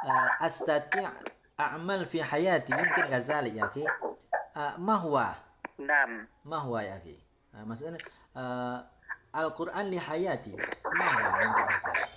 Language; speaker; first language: Arabic; non-native, learner; Indonesian